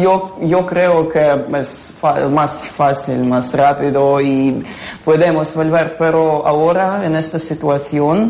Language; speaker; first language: Spanish; non-native, learner; Ukrainian